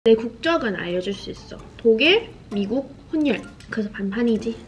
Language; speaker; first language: Korean; non-native, fluent; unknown